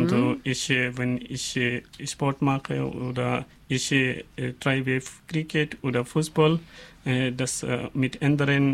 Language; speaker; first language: German; non-native, learner; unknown